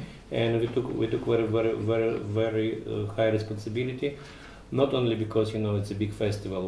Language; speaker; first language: English; non-native, fluent; Russian